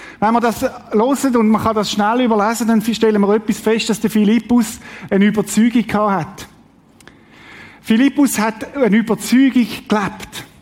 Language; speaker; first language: German; native; German